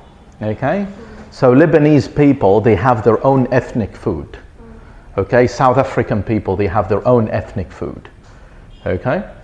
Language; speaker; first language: English; non-native, fluent; Arabic